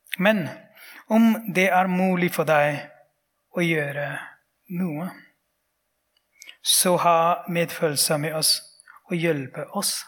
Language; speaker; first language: Norwegian; non-native, fluent; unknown